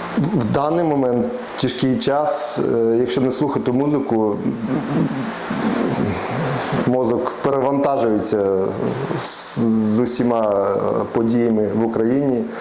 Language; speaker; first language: Ukrainian; non-native, local second language; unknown